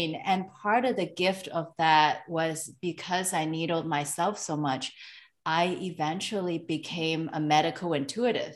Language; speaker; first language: English; non-native, local second language; Cantonese